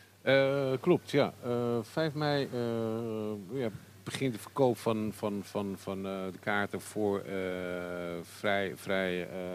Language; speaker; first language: Dutch; non-native, fluent; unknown